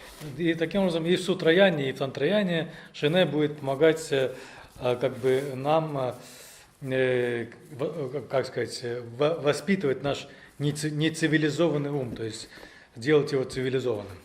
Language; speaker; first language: Russian; native; Russian